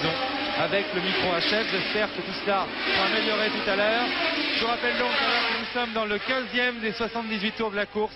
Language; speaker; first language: French; native; French